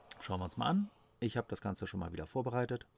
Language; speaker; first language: German; native; German